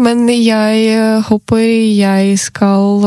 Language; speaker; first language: Norwegian; non-native, learner; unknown